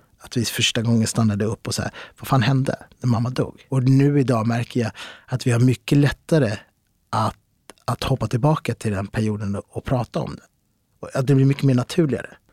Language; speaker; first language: Swedish; early bilingual, other home language; Arabic